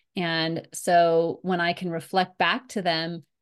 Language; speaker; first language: English; native; English